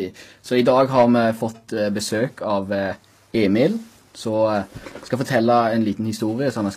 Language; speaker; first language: Norwegian; native; Norwegian